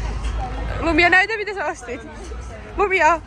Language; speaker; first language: Finnish; native; Finnish